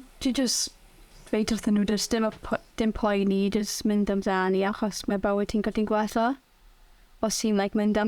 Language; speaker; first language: Welsh; non-native, local second language; English